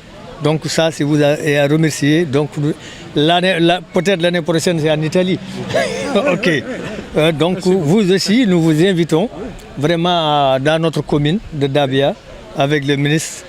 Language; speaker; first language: French; non-native, local second language; Fula